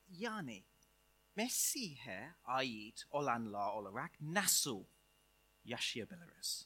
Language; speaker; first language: Turkish; non-native, fluent; English